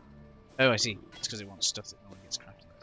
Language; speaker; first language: English; native; English